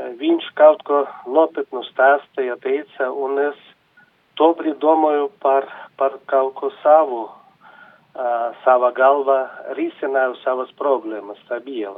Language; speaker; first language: Latvian; non-native, local second language; Russian